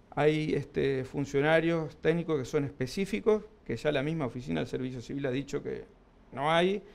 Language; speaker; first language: Spanish; native; Spanish